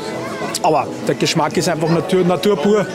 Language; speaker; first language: German; native; German